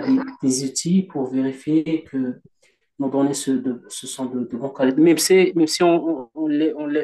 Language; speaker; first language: French; non-native, local second language; Arabic